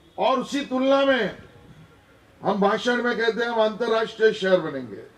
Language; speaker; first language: Hindi; non-native, local second language; Marathi